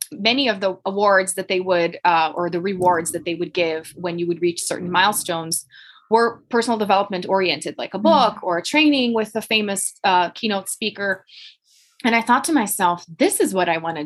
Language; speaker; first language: English; non-native, fluent; Portuguese